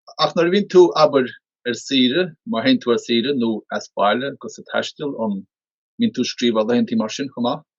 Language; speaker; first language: Irish; native; Irish